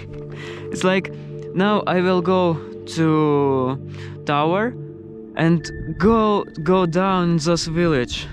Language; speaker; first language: English; non-native, learner; Russian